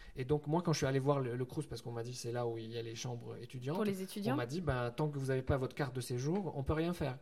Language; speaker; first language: French; non-native, local second language; Arabic